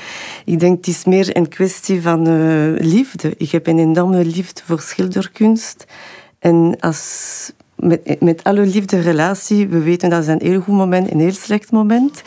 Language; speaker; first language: Dutch; non-native, local second language; French